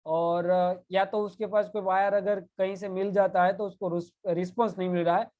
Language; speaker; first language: Hindi; non-native, local second language; Gujarati